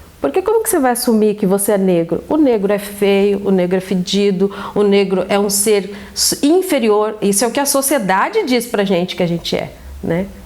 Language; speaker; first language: Portuguese; native; Portuguese